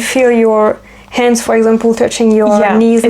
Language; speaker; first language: English; non-native, fluent; French